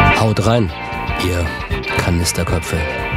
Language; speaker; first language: German; native; German